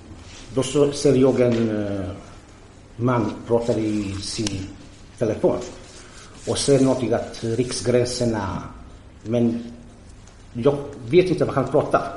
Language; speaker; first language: Swedish; non-native, fluent; Croatian